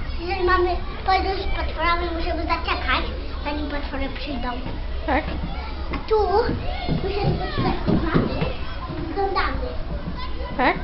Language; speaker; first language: Polish; early bilingual, heritage; Polish